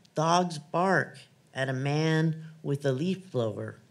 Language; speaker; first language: English; native; English